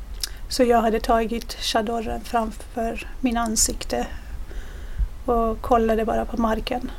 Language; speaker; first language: Swedish; non-native, fluent; Persian